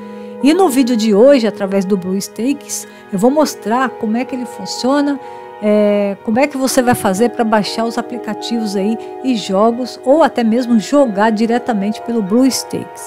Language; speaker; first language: Portuguese; native; Portuguese